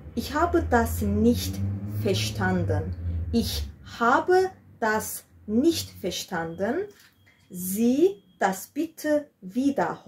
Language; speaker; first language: German; non-native, fluent; Georgian